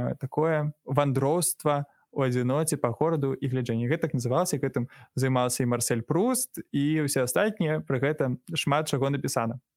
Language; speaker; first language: Belarusian; non-native, local second language; Russian